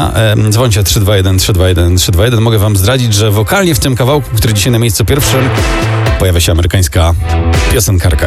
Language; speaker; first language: Polish; native; Polish